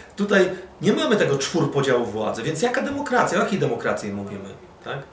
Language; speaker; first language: Polish; early bilingual, other home language; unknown